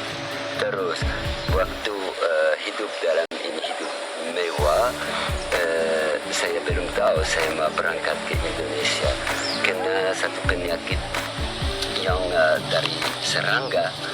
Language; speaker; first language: Indonesian; non-native, learner; French